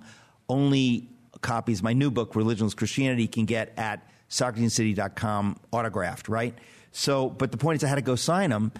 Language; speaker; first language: English; native; English